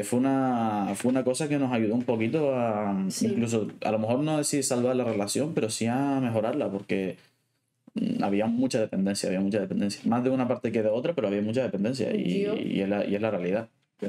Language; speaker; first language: Spanish; native; Spanish